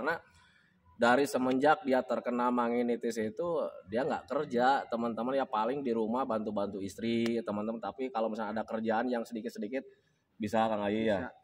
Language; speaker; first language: Indonesian; native; Indonesian